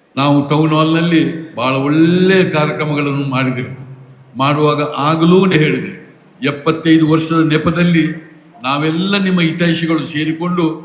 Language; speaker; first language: Kannada; non-native, local second language; Tulu